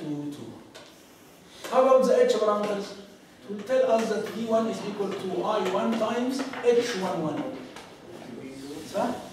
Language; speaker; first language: English; non-native, fluent; Arabic